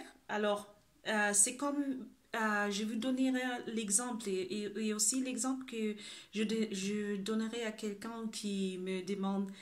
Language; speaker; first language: French; non-native, fluent; Spanish